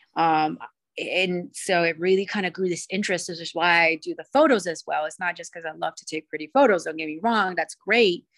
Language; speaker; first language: English; early bilingual, other home language; Spanish